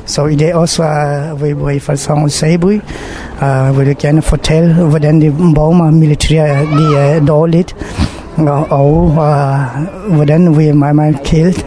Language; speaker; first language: Danish; non-native, learner; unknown